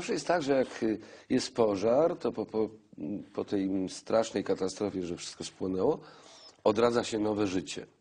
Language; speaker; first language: Polish; native; Polish